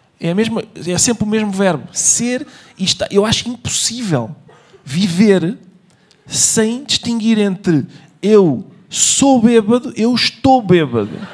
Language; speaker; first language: Portuguese; native; Portuguese